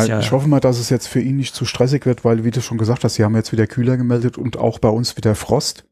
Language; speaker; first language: German; native; German